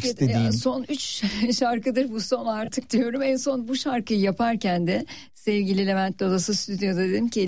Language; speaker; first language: Turkish; native; Turkish